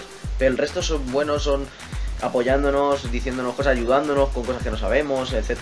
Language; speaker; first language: Spanish; native; Spanish